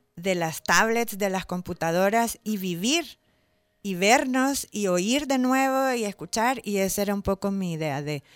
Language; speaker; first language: Spanish; native; Spanish